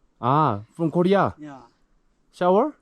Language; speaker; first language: English; non-native, learner; Korean